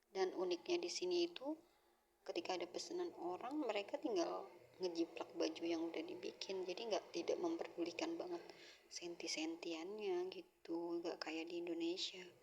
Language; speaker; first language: Indonesian; native; Indonesian